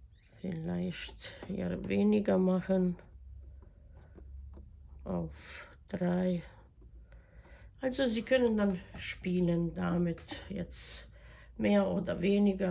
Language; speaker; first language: German; non-native, fluent; Croatian